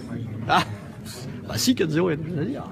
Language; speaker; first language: French; native; French